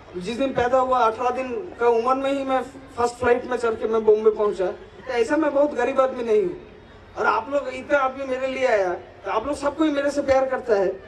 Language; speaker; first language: Hindi; non-native, local second language; Bangla